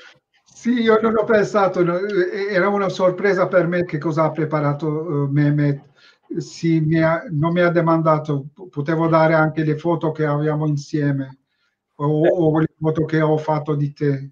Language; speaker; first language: Italian; non-native, learner; Turkish